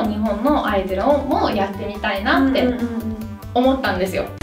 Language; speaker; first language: Japanese; non-native, fluent; Italian